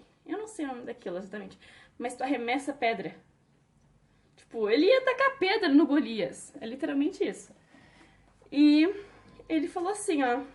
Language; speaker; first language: Portuguese; native; Portuguese